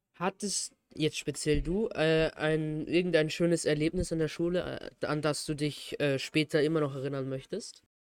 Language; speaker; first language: German; native; German